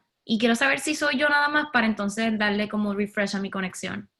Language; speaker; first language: Spanish; early bilingual, heritage; Spanish